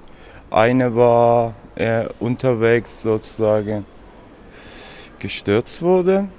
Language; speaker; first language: German; non-native, fluent; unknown